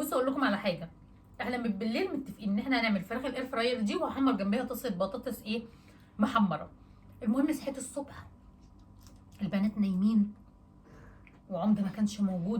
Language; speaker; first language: Arabic; native; Arabic